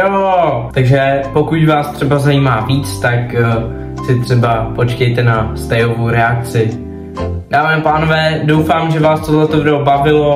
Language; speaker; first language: Czech; native; Czech